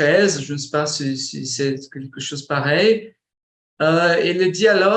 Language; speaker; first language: French; non-native, fluent; Portuguese